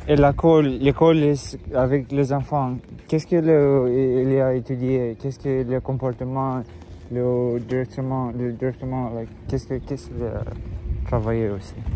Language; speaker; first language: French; non-native, learner; English